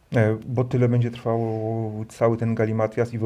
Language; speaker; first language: Polish; native; Polish